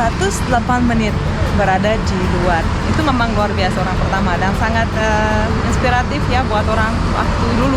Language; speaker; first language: Indonesian; non-native, fluent; Russian